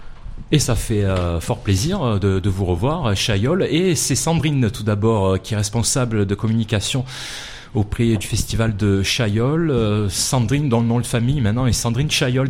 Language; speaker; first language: French; native; French